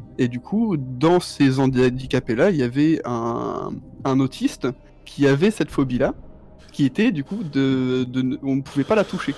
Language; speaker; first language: French; native; French